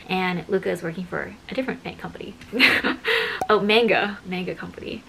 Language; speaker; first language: English; native; English